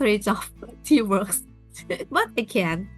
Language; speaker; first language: English; non-native, learner; Thai